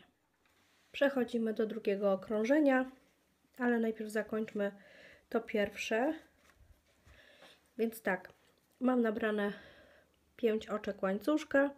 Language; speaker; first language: Polish; native; Polish